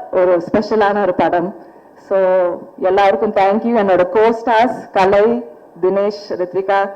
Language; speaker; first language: Tamil; non-native, fluent; Malayalam